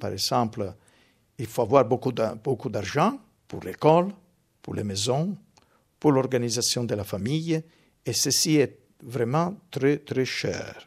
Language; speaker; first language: French; non-native, fluent; Italian